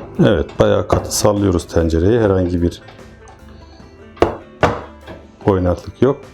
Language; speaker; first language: Turkish; native; Turkish